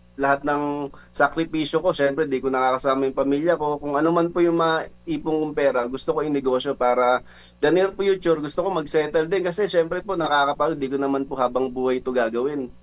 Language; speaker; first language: Filipino; native; Filipino